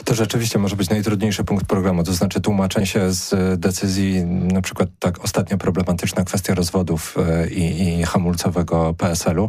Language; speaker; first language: Polish; native; Polish